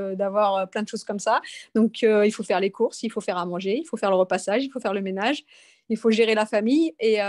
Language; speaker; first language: French; native; French